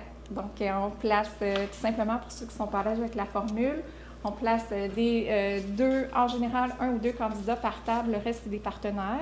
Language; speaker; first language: French; native; French